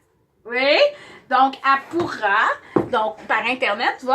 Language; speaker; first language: French; native; French